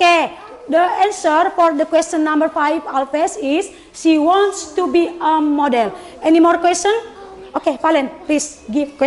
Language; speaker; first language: English; non-native, learner; Indonesian